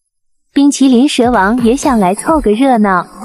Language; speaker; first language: Chinese; native; Chinese